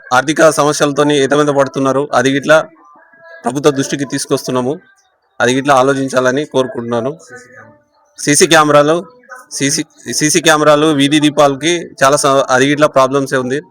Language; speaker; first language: Telugu; non-native, local second language; Lambadi